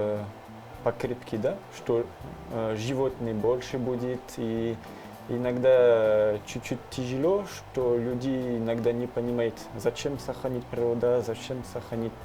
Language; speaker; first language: Russian; non-native, learner; French